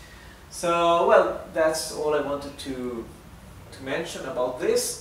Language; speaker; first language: English; non-native, fluent; Spanish